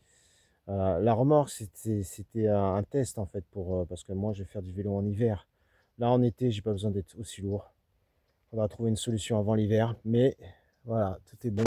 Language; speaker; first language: French; native; French